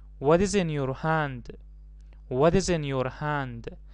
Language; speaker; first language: English; non-native, fluent; Persian